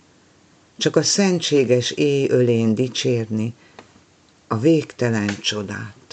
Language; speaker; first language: Hungarian; native; Hungarian